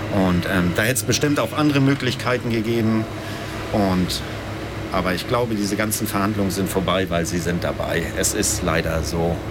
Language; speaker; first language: German; native; German